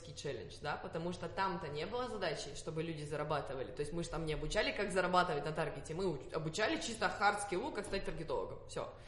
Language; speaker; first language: Russian; non-native, fluent; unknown